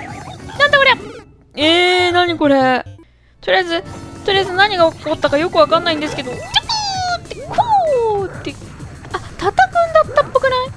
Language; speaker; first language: Japanese; native; Japanese